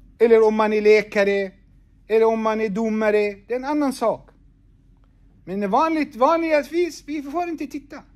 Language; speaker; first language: Swedish; non-native, fluent; Arabic